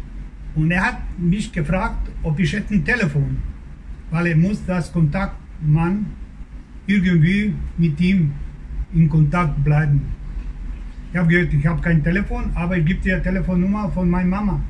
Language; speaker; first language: German; non-native, learner; Croatian